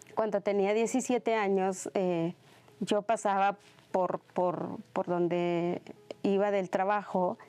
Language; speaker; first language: Spanish; non-native, local second language; Mixtepec Mixtec